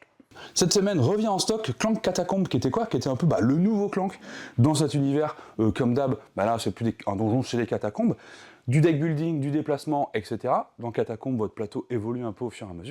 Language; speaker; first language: French; native; French